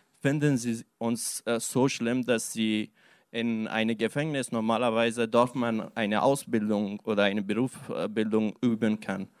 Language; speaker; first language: German; non-native, learner; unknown